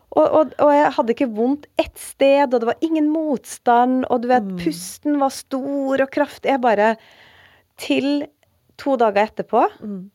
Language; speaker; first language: Norwegian; native; Norwegian